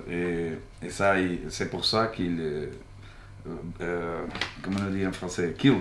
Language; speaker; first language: French; non-native, learner; Portuguese